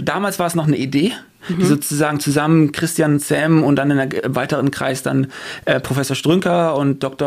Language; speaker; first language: German; native; German